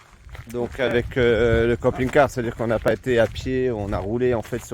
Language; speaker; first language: French; native; French